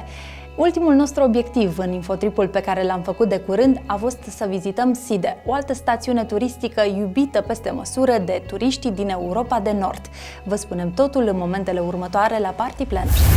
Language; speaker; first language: Romanian; native; Romanian